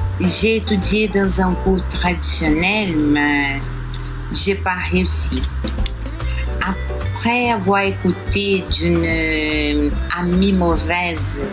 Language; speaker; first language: French; non-native, learner; Portuguese